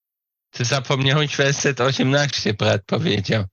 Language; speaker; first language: Polish; non-native, fluent; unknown